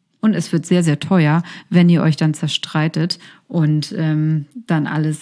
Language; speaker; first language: German; native; German